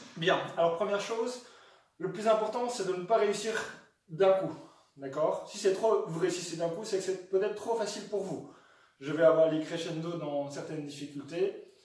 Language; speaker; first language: French; native; French